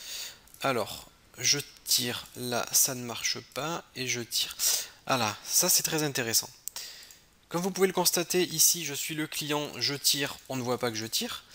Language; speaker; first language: French; native; French